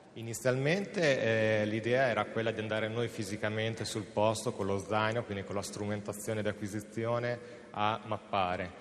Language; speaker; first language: Italian; native; Italian